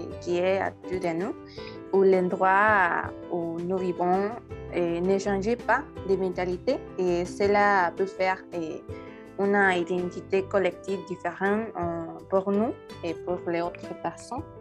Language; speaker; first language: French; non-native, learner; Spanish